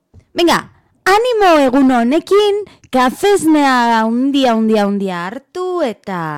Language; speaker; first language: Basque; non-native, learner; Spanish